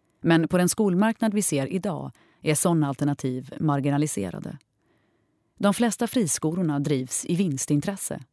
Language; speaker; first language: Swedish; native; Swedish